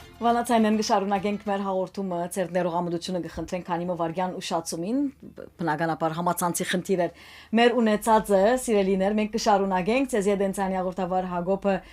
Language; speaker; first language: Armenian; native; Armenian